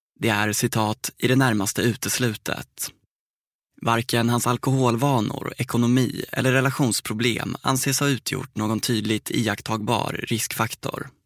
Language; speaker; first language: Swedish; native; Swedish